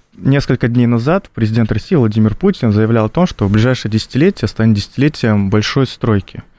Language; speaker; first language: Russian; native; Russian